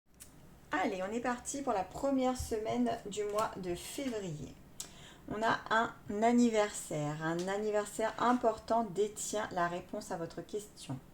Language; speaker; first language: French; native; French